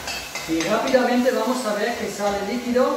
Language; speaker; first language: Spanish; non-native, fluent; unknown